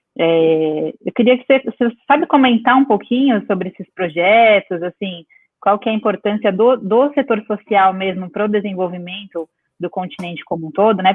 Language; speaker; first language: Portuguese; native; Portuguese